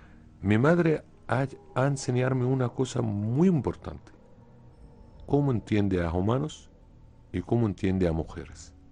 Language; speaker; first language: Spanish; non-native, fluent; Arabic